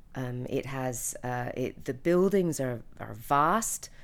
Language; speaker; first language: English; native; English